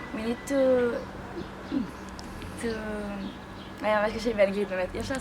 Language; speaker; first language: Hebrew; early bilingual, heritage; French